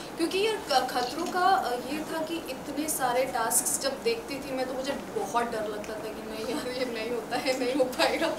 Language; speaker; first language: Hindi; native; Hindi